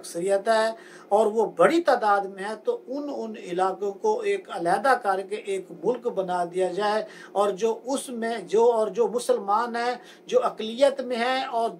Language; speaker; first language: Urdu; native; Urdu